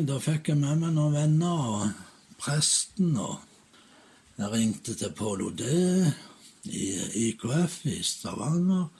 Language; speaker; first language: Norwegian; native; Norwegian